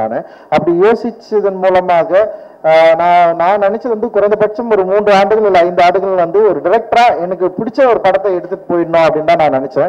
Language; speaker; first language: Tamil; native; Tamil